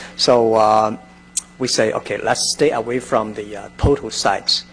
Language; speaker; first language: English; non-native, fluent; Chinese